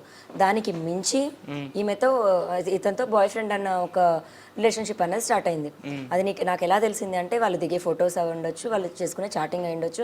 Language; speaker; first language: Telugu; native; Telugu